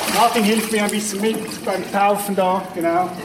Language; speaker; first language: German; native; German